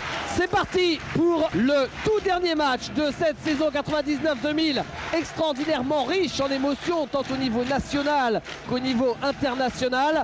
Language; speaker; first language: French; native; French